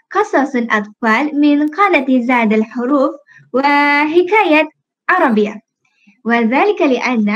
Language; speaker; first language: Arabic; non-native, fluent; Malay